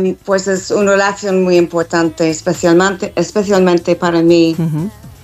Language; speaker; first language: Spanish; non-native, fluent; English